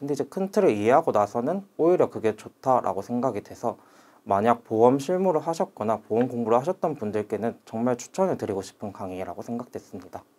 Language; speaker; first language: Korean; native; Korean